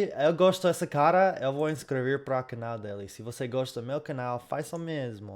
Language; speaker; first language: Portuguese; non-native, fluent; English